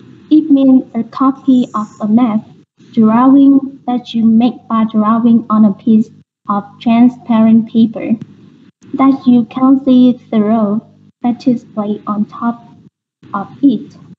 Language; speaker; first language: English; non-native, learner; Vietnamese